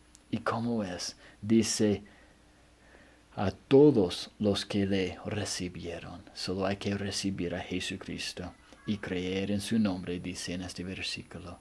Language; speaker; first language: Spanish; non-native, fluent; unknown